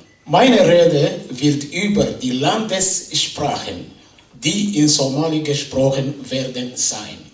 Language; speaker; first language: German; non-native, fluent; Somali